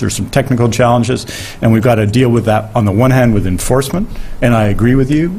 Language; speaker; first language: English; native; English